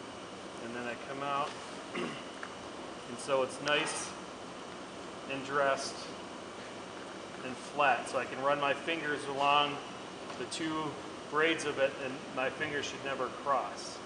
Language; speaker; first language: English; native; English